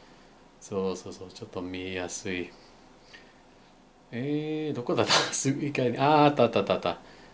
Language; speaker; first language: Japanese; non-native, fluent; English